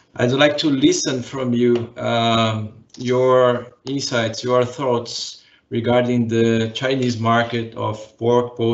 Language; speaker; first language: English; non-native, fluent; Portuguese